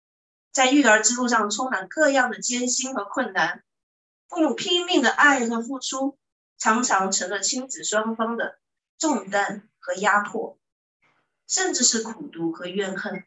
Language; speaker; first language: Chinese; native; Chinese